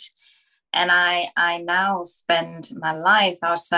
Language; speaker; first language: English; non-native, local second language; Tswana